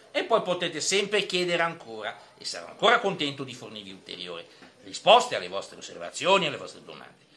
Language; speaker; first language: Italian; non-native, fluent; French